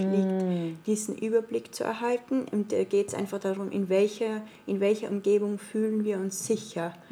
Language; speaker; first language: German; native; German